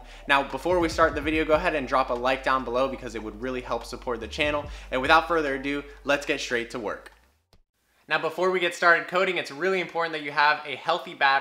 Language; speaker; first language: English; native; English